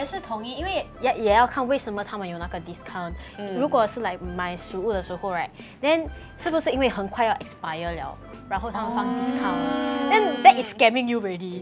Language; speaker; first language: Chinese; non-native, local second language; English